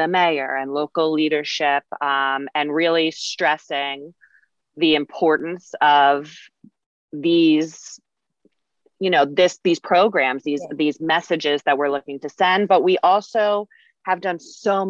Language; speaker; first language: English; native; English